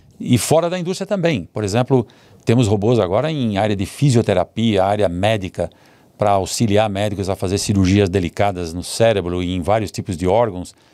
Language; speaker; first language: Portuguese; early bilingual, other home language; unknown